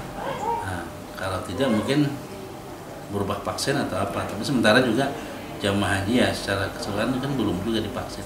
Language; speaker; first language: Indonesian; native; Indonesian